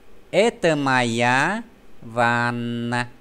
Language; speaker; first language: Russian; non-native, fluent; Vietnamese